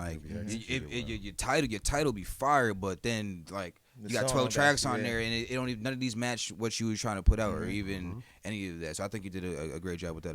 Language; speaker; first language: English; native; English